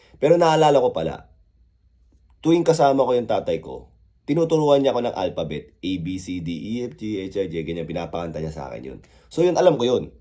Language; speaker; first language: Filipino; early bilingual, other home language; Korean